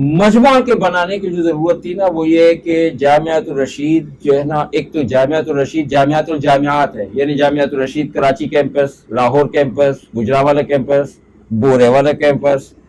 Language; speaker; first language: Urdu; non-native, local second language; Pashto